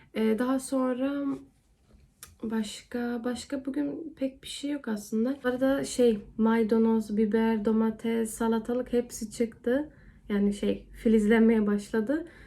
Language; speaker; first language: Turkish; early bilingual, heritage; Turkish